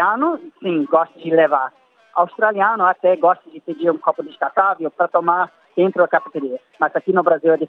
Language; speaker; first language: Portuguese; non-native, fluent; English